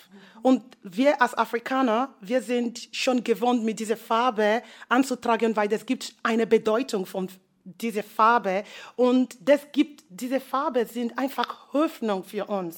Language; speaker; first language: German; non-native, learner; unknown